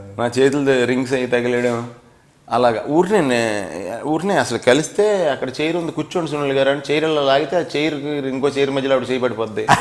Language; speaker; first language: Telugu; native; Telugu